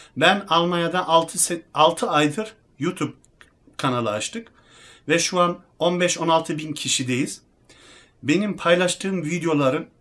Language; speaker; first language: Turkish; early bilingual, heritage; Turkish